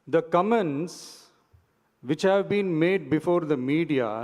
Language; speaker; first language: English; non-native, local second language; Tamil